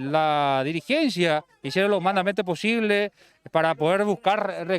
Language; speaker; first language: Spanish; native; Spanish